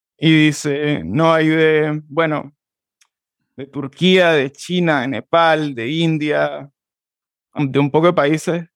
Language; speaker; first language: Spanish; native; Spanish